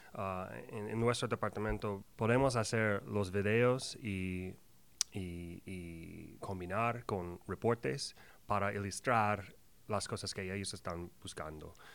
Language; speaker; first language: Spanish; non-native, learner; English